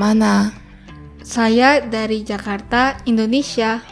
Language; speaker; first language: Indonesian; early bilingual, heritage; Indonesian